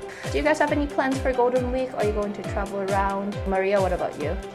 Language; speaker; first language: English; native; English